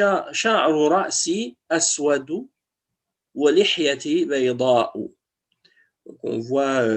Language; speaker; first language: Arabic; non-native, fluent; French